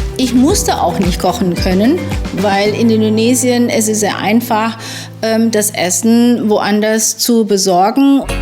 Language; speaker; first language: German; non-native, fluent; Indonesian